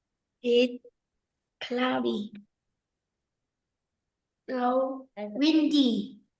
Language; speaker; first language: English; non-native, learner; Vietnamese